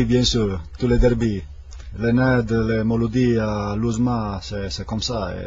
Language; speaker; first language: French; non-native, fluent; Italian